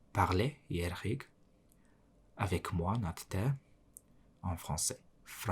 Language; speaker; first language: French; non-native, learner; Mongolian